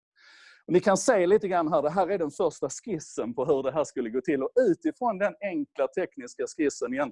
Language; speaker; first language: Swedish; native; Swedish